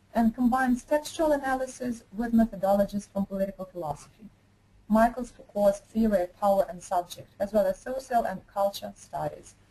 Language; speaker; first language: English; non-native, fluent; Ukrainian